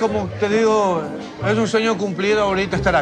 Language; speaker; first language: Spanish; native; Spanish